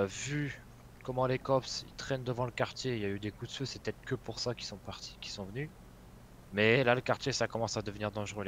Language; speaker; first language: French; native; French